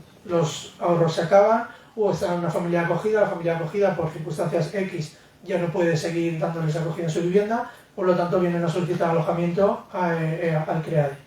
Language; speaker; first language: Spanish; native; Spanish